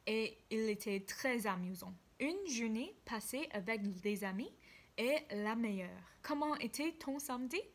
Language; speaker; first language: French; non-native, learner; English